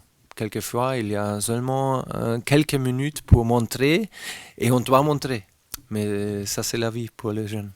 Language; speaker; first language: French; non-native, learner; German